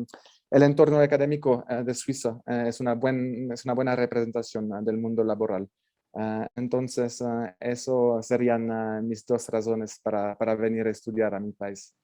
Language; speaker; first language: Spanish; non-native, fluent; French